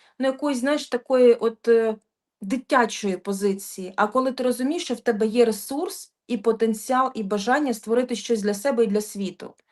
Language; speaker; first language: Ukrainian; non-native, local second language; Russian